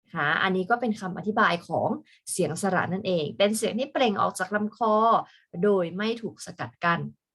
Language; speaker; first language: Thai; native; Thai